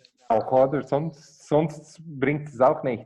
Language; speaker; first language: German; non-native, fluent; Portuguese